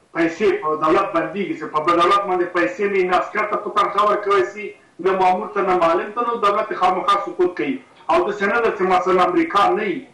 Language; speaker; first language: Pashto; native; Pashto